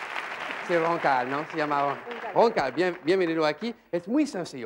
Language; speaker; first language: Spanish; non-native, learner; French